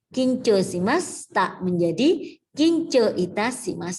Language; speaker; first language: Japanese; non-native, fluent; Indonesian